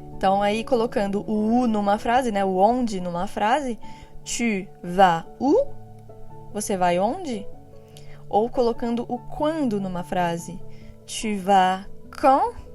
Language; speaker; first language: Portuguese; native; Portuguese